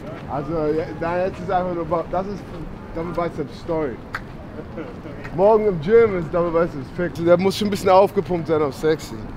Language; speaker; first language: German; native; German